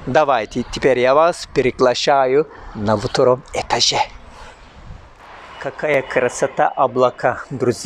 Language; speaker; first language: Russian; non-native, learner; Turkish